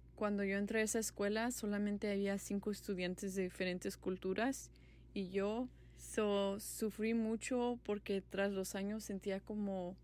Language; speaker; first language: Spanish; early bilingual, other home language; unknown